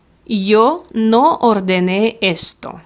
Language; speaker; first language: Spanish; non-native, fluent; Russian